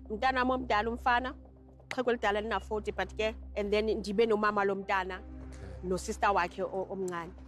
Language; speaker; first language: Zulu; non-native, local second language; Xhosa